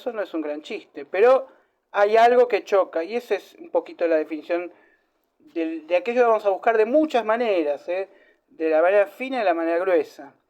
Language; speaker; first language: Spanish; native; Spanish